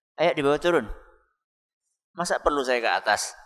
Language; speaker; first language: Indonesian; non-native, local second language; Javanese